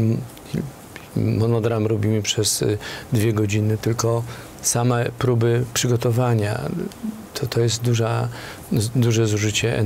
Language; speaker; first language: Polish; native; Polish